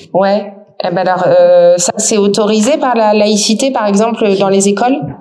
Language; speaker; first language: French; native; French